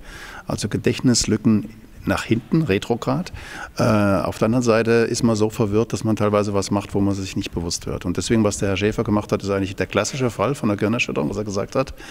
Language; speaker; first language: German; native; German